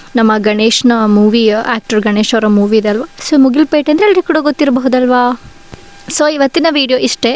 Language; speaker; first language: Kannada; non-native, local second language; Malayalam